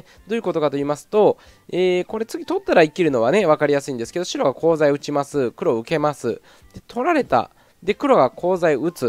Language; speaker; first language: Japanese; native; Japanese